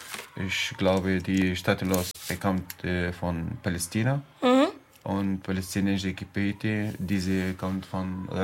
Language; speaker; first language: German; non-native, learner; Arabic